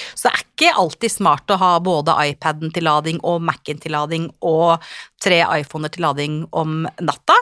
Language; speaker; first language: Norwegian; native; Norwegian